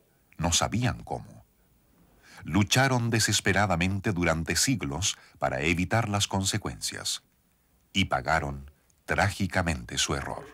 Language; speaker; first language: Spanish; native; Spanish